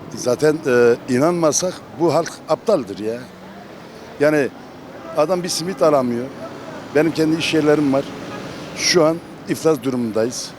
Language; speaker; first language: Turkish; non-native, local second language; Kurdish